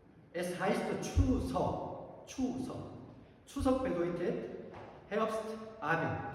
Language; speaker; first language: German; non-native, learner; Korean